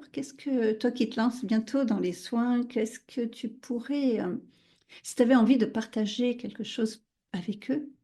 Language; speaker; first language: French; native; French